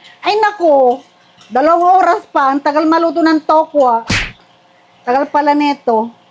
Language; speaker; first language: Filipino; non-native, local second language; Iloko